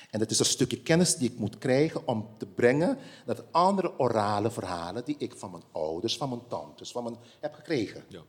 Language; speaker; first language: Dutch; non-native, local second language; Papiamento